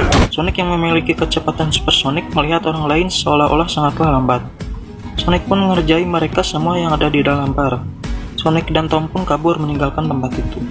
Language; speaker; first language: Indonesian; native; Indonesian